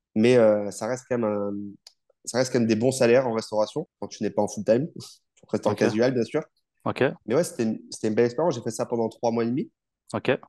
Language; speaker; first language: French; native; French